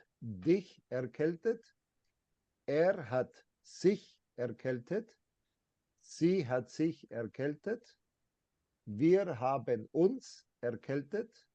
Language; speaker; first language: German; non-native, fluent; English